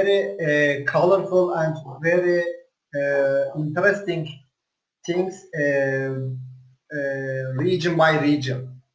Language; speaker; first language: English; non-native, learner; Turkish